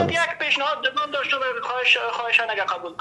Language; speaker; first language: Persian; native; Persian